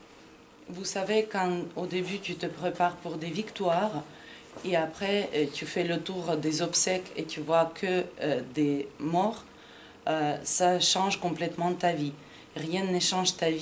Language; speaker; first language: French; non-native, fluent; Ukrainian